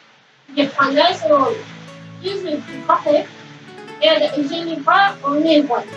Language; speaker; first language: French; non-native, learner; Spanish